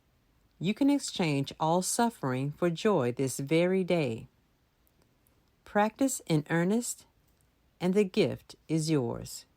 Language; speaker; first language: English; native; English